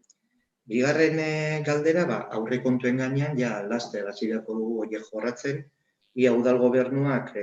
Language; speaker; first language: Basque; native; Basque